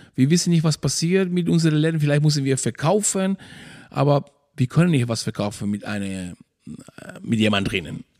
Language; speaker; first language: German; non-native, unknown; Spanish